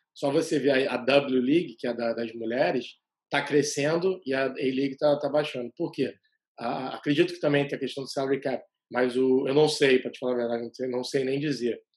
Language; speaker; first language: Portuguese; native; Portuguese